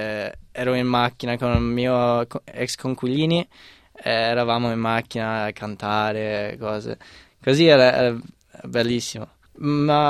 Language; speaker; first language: Italian; non-native, fluent; English